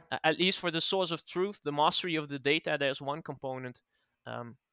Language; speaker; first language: English; non-native, fluent; Dutch